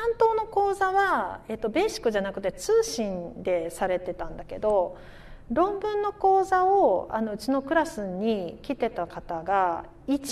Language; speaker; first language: Japanese; native; Japanese